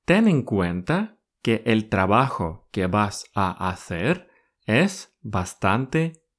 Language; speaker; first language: Spanish; non-native, fluent; Russian